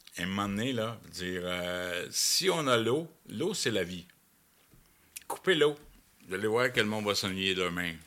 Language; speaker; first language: French; native; French